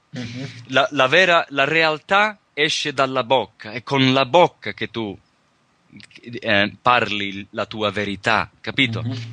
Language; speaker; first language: Italian; early bilingual, heritage; Italian